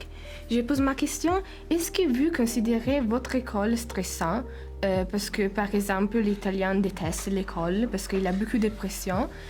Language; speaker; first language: French; non-native, learner; Italian